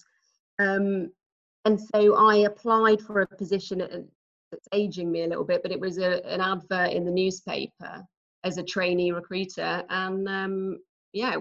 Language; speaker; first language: English; native; English